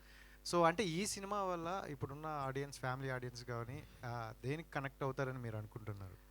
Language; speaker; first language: Telugu; native; Telugu